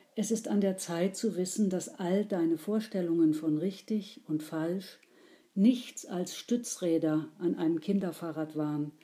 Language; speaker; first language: German; native; German